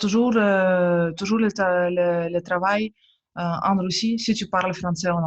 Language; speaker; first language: French; non-native, fluent; Russian